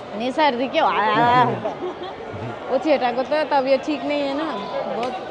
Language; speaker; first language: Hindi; non-native, learner; Nepali